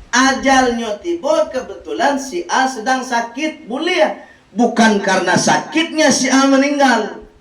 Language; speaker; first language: Malay; non-native, local second language; Minangkabau